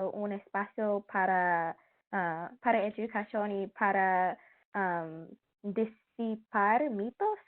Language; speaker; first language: Spanish; non-native, learner; English